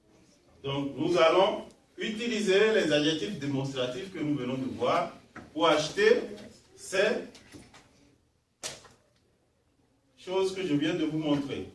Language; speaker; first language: French; non-native, fluent; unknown